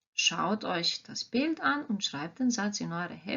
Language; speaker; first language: German; non-native, fluent; Croatian